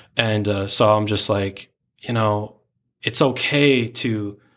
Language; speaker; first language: English; native; English